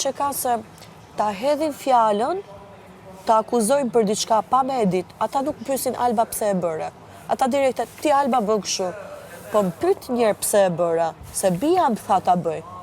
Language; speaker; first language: Albanian; native; Albanian